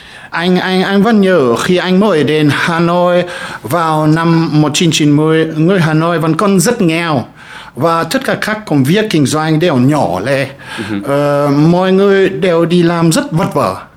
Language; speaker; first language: Vietnamese; non-native, fluent; German